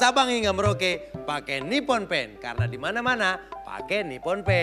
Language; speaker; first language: Indonesian; native; Indonesian